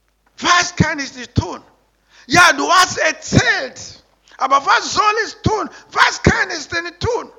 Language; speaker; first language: German; non-native, learner; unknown